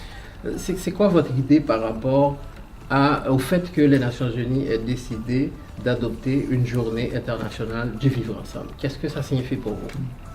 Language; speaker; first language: French; native; French